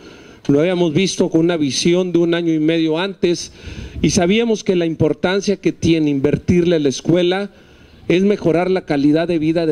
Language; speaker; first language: Spanish; native; Spanish